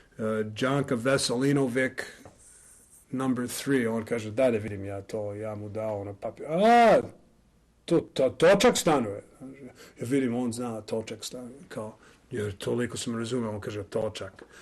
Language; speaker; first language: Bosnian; non-native, learner; English